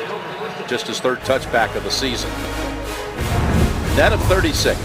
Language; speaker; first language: English; native; English